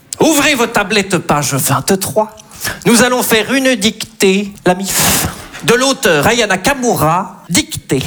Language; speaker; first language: French; native; French